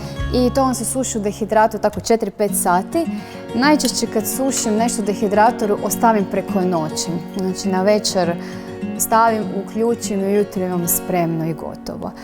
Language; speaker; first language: Croatian; native; Croatian